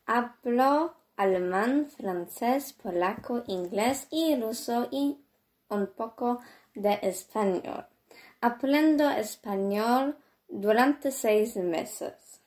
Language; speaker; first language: Spanish; non-native, learner; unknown